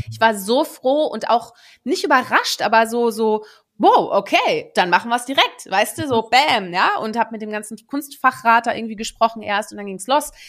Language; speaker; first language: German; early bilingual, other home language; Dutch